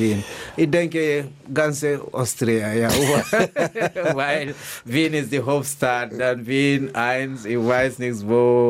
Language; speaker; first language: German; non-native, learner; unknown